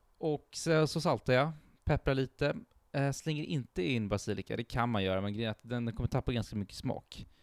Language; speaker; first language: Swedish; early bilingual, other home language; Italian